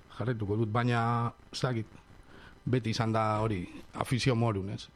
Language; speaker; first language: Basque; non-native, local second language; Spanish